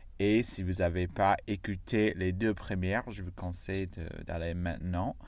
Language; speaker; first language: French; non-native, fluent; English